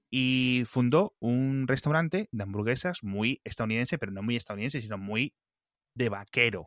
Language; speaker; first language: Spanish; native; Spanish